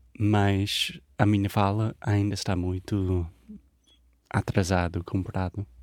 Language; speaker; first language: Portuguese; non-native, fluent; English